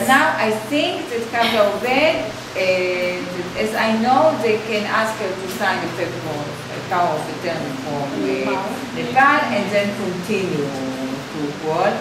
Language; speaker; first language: English; non-native, fluent; Hebrew